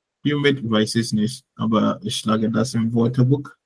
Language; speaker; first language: German; non-native, learner; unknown